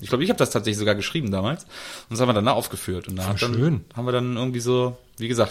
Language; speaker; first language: German; native; German